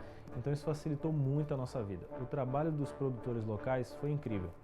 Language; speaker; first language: Portuguese; native; Portuguese